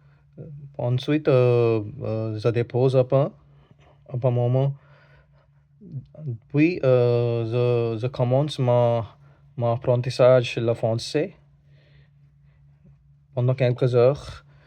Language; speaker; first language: French; non-native, learner; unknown